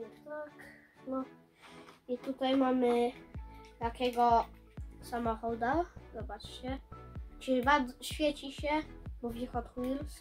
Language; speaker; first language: Polish; early bilingual, heritage; Polish